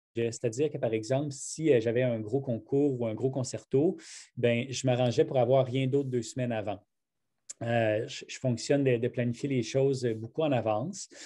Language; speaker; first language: French; native; French